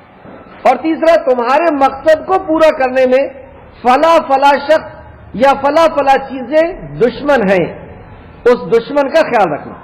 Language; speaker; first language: Urdu; native; Urdu